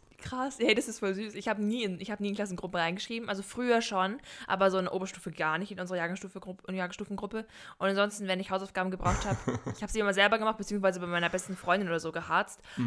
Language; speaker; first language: German; native; German